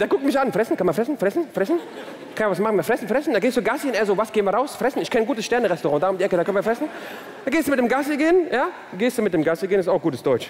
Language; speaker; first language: German; early bilingual, other home language; Turkish